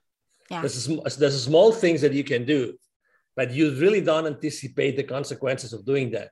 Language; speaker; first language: English; non-native, fluent; Spanish